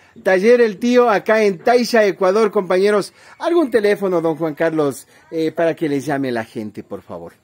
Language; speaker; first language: Spanish; native; Spanish